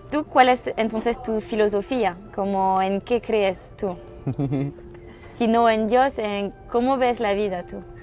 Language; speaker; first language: Spanish; non-native, learner; French